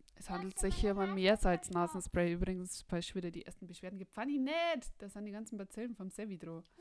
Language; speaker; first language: German; native; German